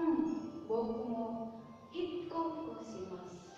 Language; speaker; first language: Japanese; non-native, learner; Indonesian